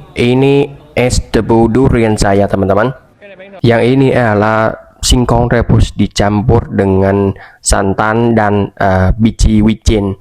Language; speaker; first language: Indonesian; non-native, fluent; Vietnamese